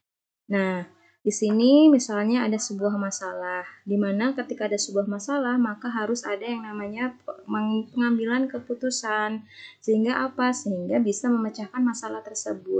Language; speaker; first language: Indonesian; native; Indonesian